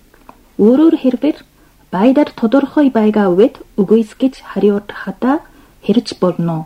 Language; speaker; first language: Mongolian; non-native, fluent; Japanese